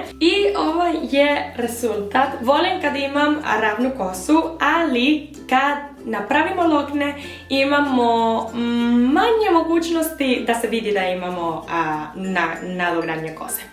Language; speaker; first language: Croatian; early bilingual, heritage; Spanish